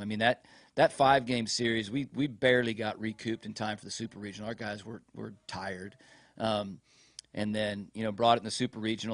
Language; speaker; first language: English; native; English